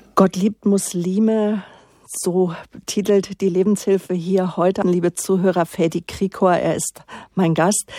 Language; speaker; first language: German; native; German